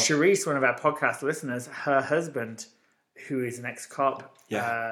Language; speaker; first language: English; native; English